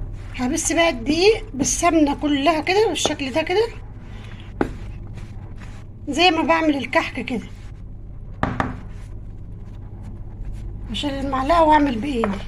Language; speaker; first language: Arabic; native; Arabic